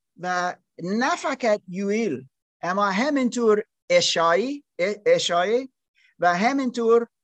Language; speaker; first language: Persian; non-native, learner; German